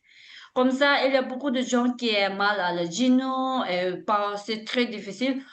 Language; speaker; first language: French; non-native, learner; Tibetan